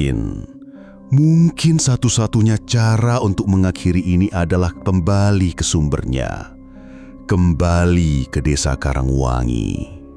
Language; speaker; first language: Indonesian; native; Indonesian